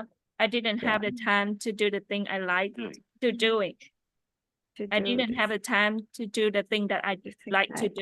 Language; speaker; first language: English; non-native, learner; Vietnamese